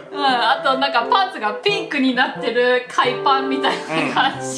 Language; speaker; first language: Japanese; non-native, fluent; German